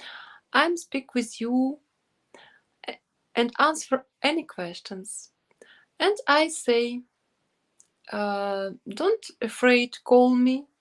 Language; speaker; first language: English; non-native, learner; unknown